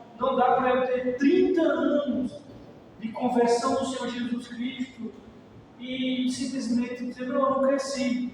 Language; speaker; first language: Portuguese; native; Portuguese